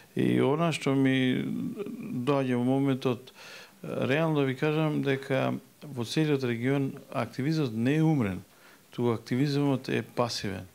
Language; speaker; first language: Macedonian; native; Macedonian